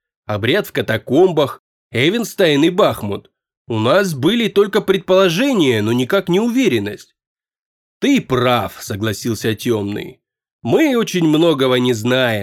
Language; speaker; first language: Russian; native; Russian